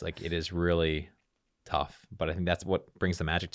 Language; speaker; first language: English; native; English